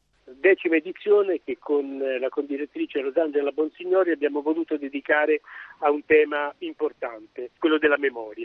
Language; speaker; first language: Italian; native; Italian